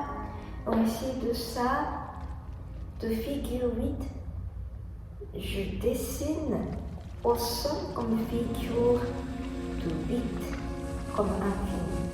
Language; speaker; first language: French; non-native, learner; Japanese